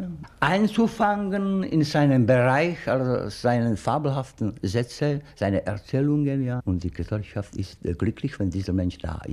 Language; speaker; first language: German; non-native, fluent; Czech